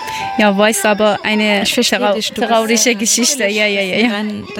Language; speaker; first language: German; non-native, learner; Persian